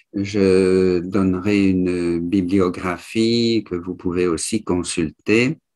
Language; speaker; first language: French; native; French